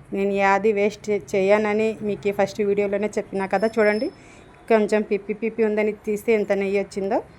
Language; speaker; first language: Telugu; non-native, local second language; Urdu